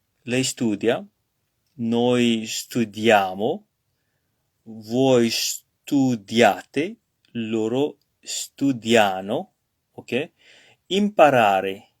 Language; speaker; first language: Italian; non-native, learner; French